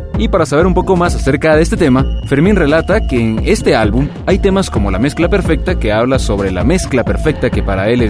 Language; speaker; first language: Spanish; native; Spanish